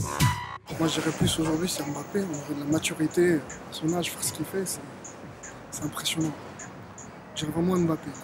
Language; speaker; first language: French; early bilingual, other home language; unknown